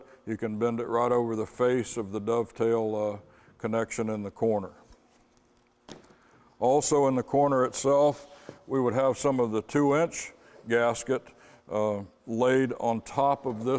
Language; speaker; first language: English; native; English